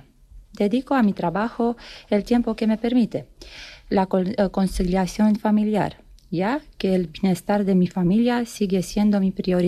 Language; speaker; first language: Spanish; non-native, fluent; Romanian